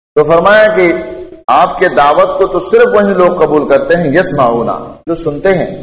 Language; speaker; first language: Urdu; non-native, local second language; Pashto